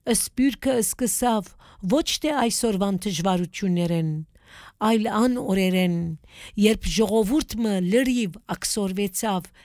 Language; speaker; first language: Armenian; early bilingual, heritage; Armenian